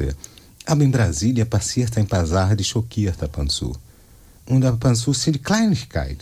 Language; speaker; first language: German; non-native, learner; Portuguese